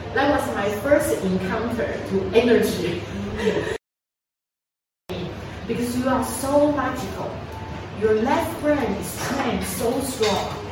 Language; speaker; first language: English; non-native, fluent; Chinese